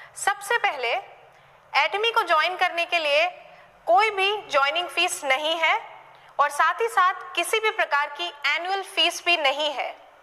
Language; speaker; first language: Hindi; native; Hindi